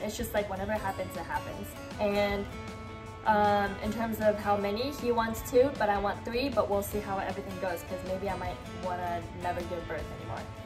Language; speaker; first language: English; early bilingual, other home language; Japanese